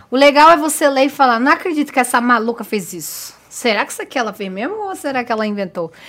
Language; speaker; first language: Portuguese; native; Portuguese